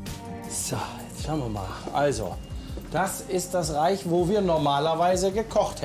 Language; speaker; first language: German; native; German